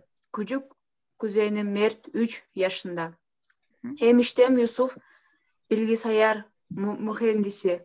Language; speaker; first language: Turkish; non-native, learner; Kyrgyz